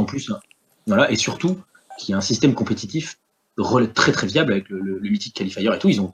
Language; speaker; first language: French; native; French